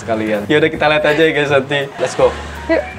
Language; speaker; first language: Indonesian; native; Indonesian